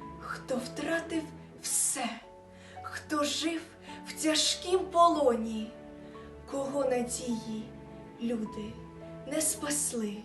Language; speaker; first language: Ukrainian; native; Ukrainian